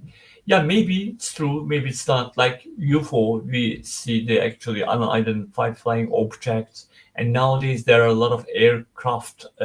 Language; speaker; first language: English; non-native, fluent; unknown